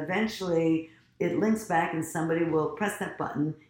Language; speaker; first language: English; native; English